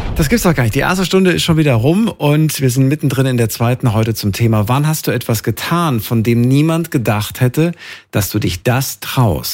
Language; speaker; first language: German; native; German